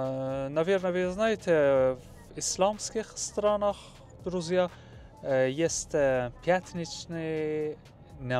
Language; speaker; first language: Russian; non-native, fluent; Persian